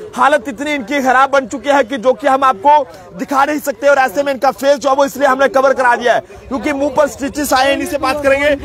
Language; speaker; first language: Hindi; native; Hindi